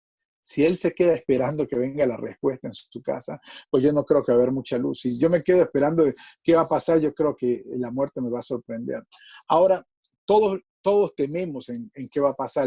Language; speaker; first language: Spanish; native; Spanish